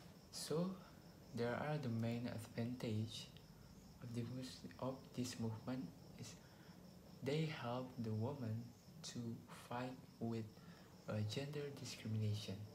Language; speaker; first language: English; non-native, learner; Indonesian